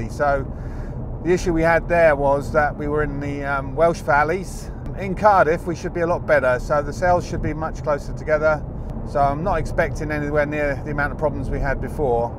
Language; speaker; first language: English; native; English